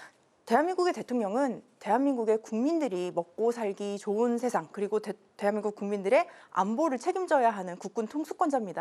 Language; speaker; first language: Korean; native; Korean